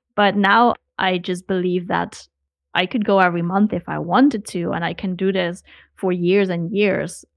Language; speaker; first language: English; non-native, fluent; Dutch